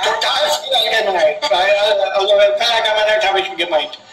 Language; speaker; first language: German; non-native, fluent; Hindi